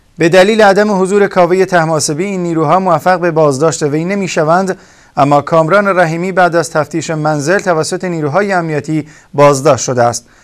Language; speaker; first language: Persian; non-native, local second language; Kurdish